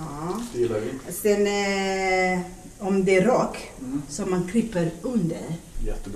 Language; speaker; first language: Swedish; non-native, learner; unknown